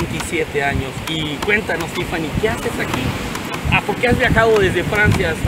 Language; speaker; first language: Spanish; native; Spanish